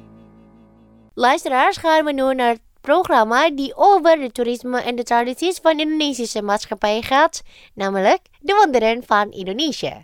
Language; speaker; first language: Dutch; non-native, fluent; Indonesian